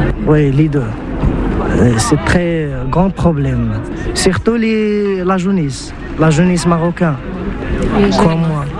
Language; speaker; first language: French; non-native, learner; Arabic